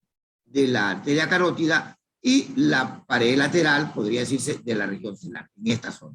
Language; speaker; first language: Spanish; native; Spanish